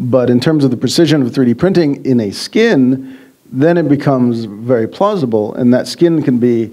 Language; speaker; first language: English; native; English